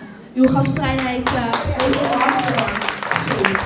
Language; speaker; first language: Dutch; native; Dutch